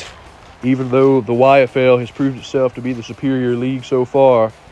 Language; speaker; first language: English; native; English